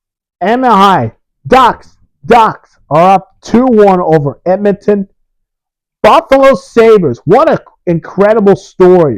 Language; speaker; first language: English; early bilingual, other home language; Spanish